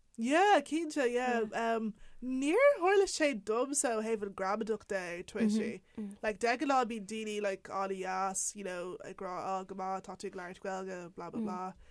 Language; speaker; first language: Irish; non-native, local second language; English